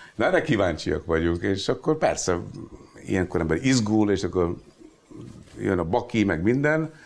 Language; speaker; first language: Hungarian; non-native, fluent; Hindi